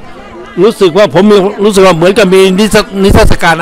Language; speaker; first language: Thai; native; Thai